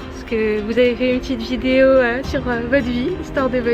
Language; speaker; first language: French; native; French